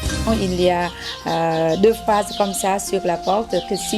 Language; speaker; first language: French; non-native, fluent; Vietnamese